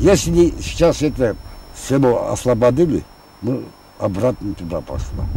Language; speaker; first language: Russian; non-native, local second language; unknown